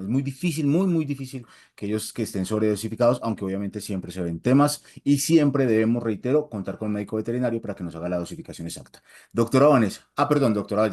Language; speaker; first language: Spanish; native; Spanish